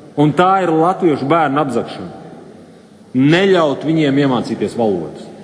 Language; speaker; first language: Latvian; native; Latvian